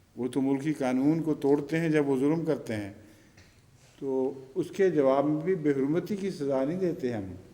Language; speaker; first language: Urdu; native; Urdu